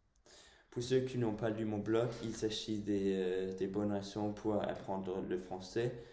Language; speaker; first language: French; non-native, fluent; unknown